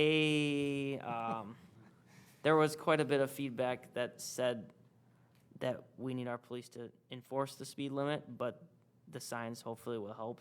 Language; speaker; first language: English; native; English